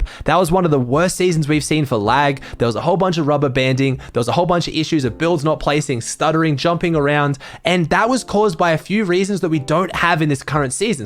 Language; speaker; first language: English; native; English